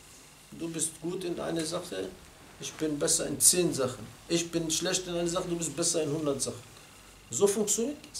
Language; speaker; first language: German; non-native, fluent; Arabic